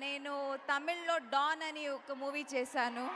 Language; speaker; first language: Telugu; non-native, learner; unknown